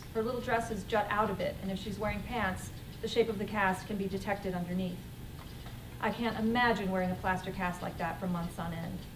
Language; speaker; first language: English; native; English